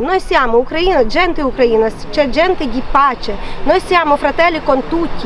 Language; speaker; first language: Italian; non-native, fluent; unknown